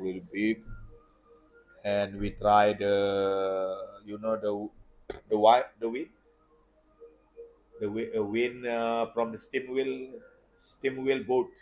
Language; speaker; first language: English; non-native, learner; Indonesian